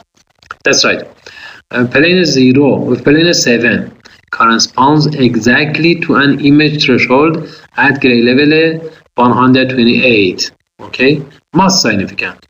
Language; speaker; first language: English; non-native, fluent; Persian